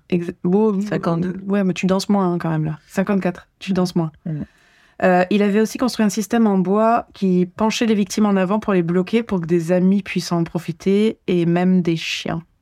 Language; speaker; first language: French; native; French